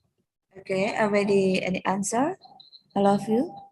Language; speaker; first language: English; non-native, learner; Indonesian